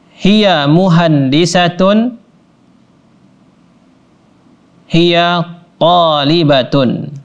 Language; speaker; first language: Arabic; non-native, fluent; Indonesian